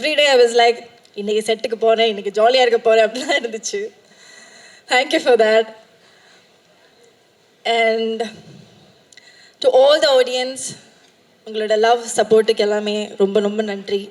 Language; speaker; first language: Tamil; native; Tamil